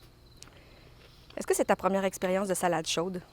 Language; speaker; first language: French; native; French